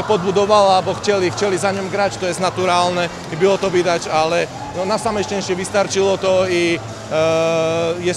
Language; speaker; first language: Polish; non-native, fluent; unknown